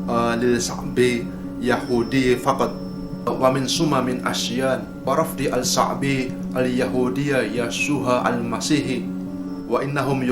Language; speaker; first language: Arabic; non-native, learner; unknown